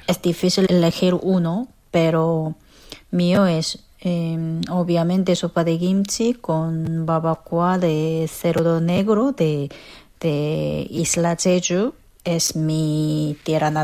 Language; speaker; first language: Spanish; non-native, fluent; Korean